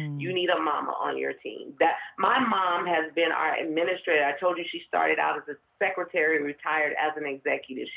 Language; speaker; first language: English; native; English